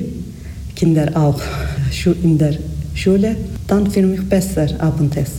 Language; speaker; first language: German; non-native, learner; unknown